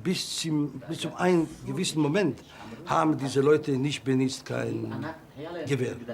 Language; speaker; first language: German; non-native, learner; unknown